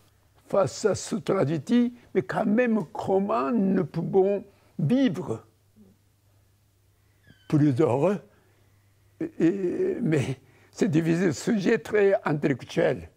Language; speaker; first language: French; non-native, learner; Japanese